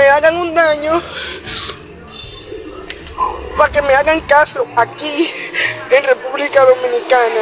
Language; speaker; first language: Spanish; native; Spanish